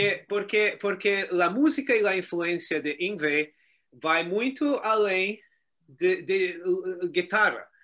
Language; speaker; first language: Spanish; non-native, learner; Portuguese